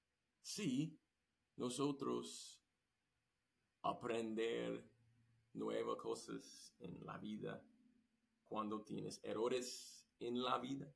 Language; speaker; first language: Spanish; non-native, learner; English